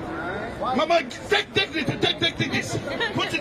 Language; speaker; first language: English; non-native, learner; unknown